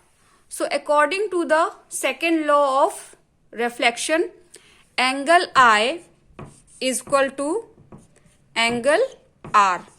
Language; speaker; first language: English; non-native, local second language; Hindi